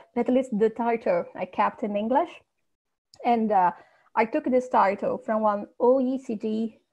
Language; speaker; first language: English; non-native, fluent; Portuguese